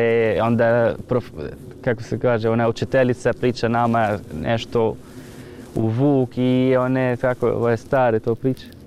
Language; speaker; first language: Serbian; non-native, learner; Arabic